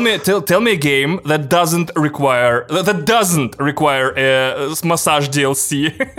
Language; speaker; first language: English; non-native, fluent; Russian